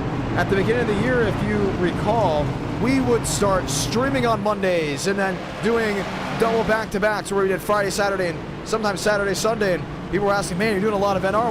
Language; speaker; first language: English; native; English